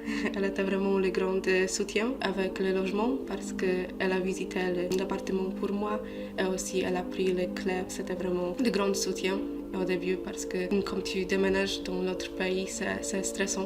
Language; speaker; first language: French; non-native, fluent; Polish